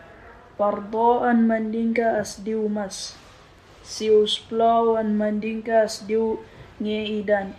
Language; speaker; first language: Catalan; early bilingual, other home language; Mandingo